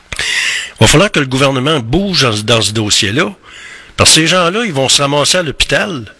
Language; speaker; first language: French; native; French